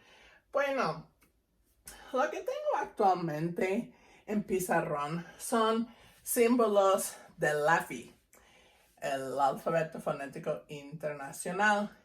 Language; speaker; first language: Spanish; non-native, fluent; English